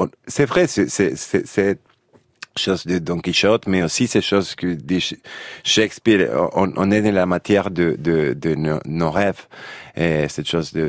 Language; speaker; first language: French; non-native, fluent; Spanish